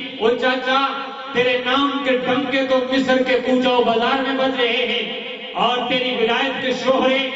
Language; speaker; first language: Urdu; non-native, local second language; Punjabi